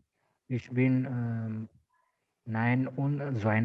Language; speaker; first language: German; non-native, learner; Malayalam